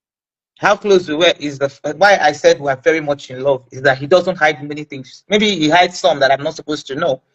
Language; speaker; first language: English; non-native, local second language; Igbo